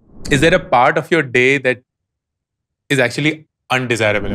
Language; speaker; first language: English; non-native, local second language; Hindi